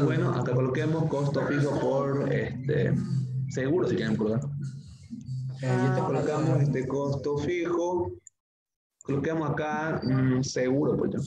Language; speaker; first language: Spanish; native; Spanish